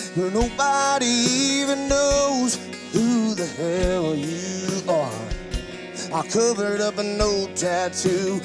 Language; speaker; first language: English; native; English